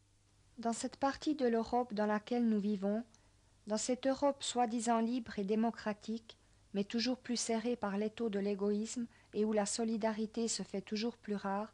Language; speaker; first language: French; native; French